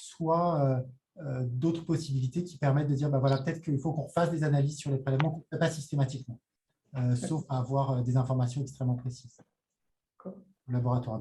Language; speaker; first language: French; native; French